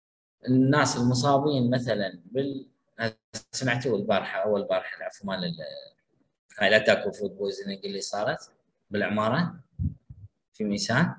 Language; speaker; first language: Arabic; native; Arabic